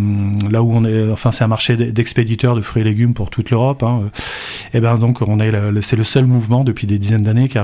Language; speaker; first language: French; native; French